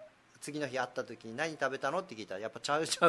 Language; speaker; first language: Japanese; native; Japanese